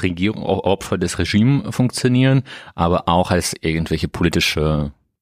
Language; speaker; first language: German; non-native, learner; Russian